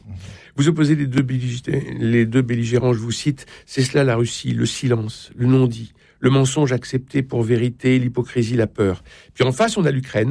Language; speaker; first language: French; native; French